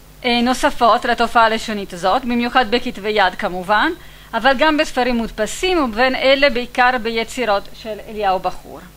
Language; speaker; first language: Hebrew; non-native, fluent; Italian